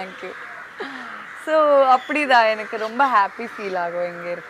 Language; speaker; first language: Tamil; non-native, fluent; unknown